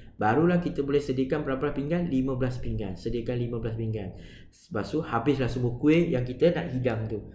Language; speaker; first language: Malay; non-native, local second language; Chinese